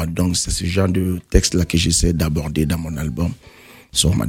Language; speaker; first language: French; non-native, local second language; Mandingo